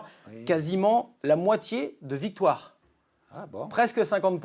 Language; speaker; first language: French; native; French